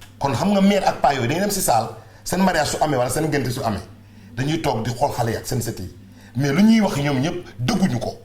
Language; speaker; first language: Wolof; non-native, local second language; Mandingo